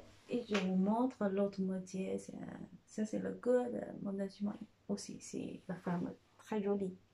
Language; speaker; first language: French; non-native, fluent; Chinese